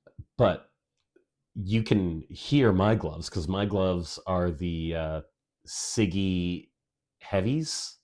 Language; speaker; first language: English; native; English